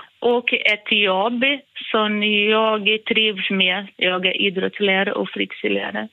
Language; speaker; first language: Swedish; non-native, fluent; Portuguese